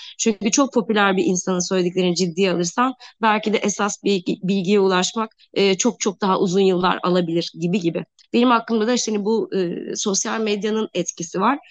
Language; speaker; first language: Turkish; native; Turkish